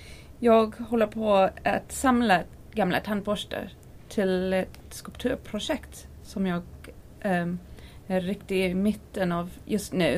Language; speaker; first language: Swedish; non-native, learner; English